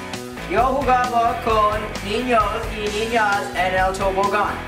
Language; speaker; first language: Spanish; non-native, learner; English